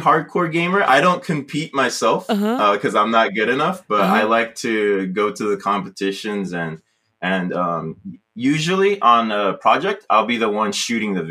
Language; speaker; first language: English; native; English